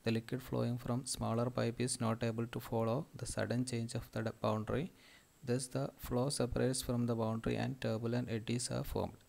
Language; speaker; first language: English; non-native, local second language; Malayalam